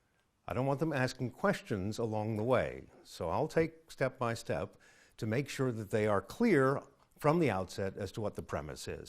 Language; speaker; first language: English; native; English